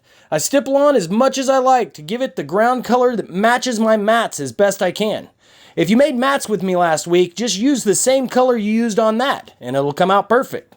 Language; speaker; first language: English; native; English